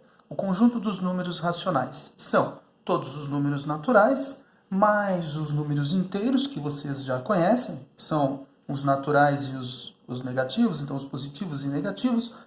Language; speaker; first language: Portuguese; native; Portuguese